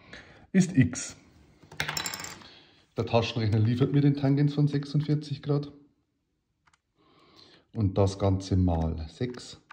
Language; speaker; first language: German; native; German